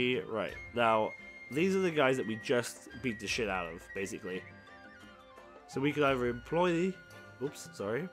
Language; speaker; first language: English; native; English